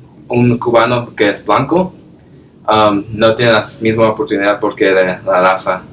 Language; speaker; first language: Spanish; non-native, learner; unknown